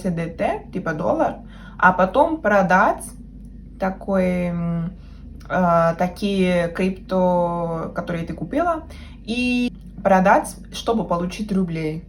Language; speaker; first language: Russian; non-native, fluent; Spanish